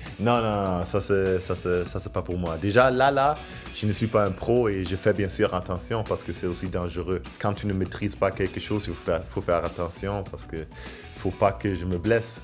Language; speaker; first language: French; non-native, fluent; German